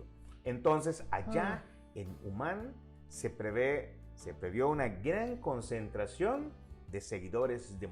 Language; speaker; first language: Spanish; native; Spanish